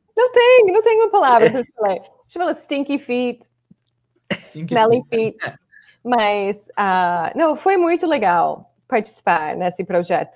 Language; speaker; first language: Portuguese; non-native, fluent; English